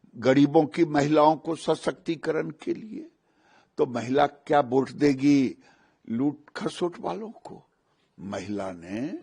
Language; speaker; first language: Hindi; native; Hindi